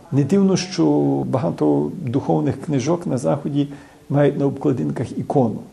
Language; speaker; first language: Ukrainian; early bilingual, heritage; Ukrainian